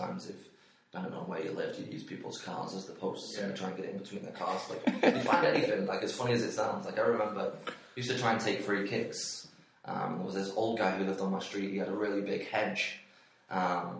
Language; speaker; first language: English; native; English